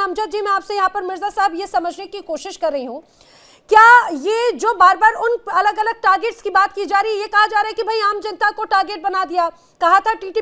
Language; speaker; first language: Hindi; native; Hindi